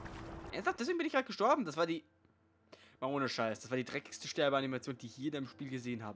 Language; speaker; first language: German; native; German